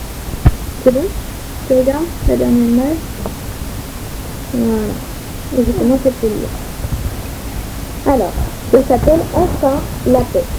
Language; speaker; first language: French; native; French